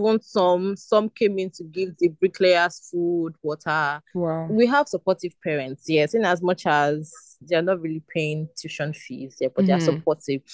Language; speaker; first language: English; non-native, local second language; Igbo